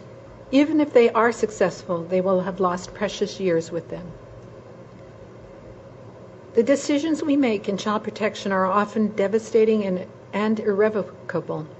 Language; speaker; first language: English; native; English